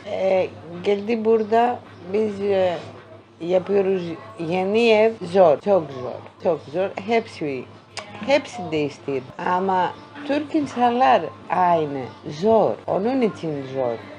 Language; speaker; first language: Turkish; non-native, learner; Greek